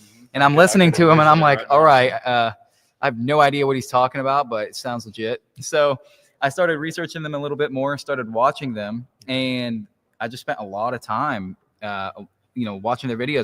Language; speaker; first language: English; native; English